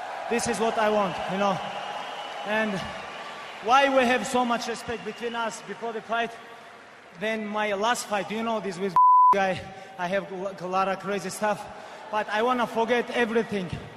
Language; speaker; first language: English; non-native, learner; Avaric